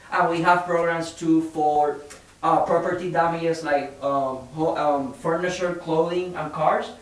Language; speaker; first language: English; non-native, fluent; Spanish